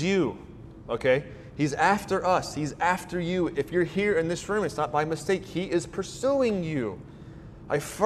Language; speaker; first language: English; native; English